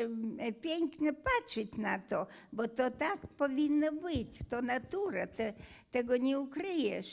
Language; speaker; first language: Polish; non-native, fluent; Hungarian